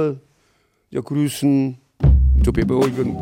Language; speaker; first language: German; non-native, learner; Korean